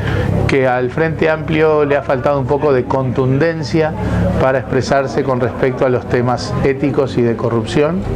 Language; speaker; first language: Spanish; native; Spanish